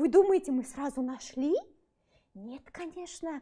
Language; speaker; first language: Russian; non-native, local second language; Kazakh